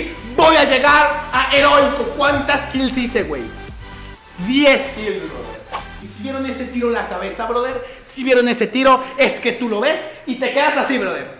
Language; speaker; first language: Spanish; native; Spanish